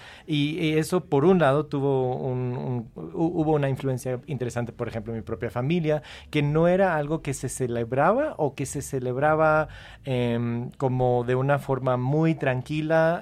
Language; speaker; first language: Spanish; early bilingual, heritage; Spanish